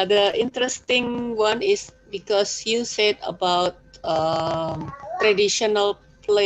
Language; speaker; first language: English; non-native, fluent; Indonesian